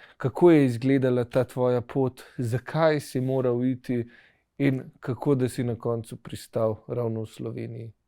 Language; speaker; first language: Slovenian; native; Slovenian